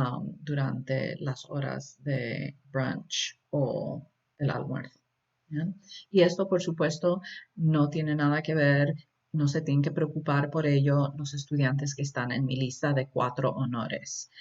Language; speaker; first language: Spanish; early bilingual, heritage; Spanish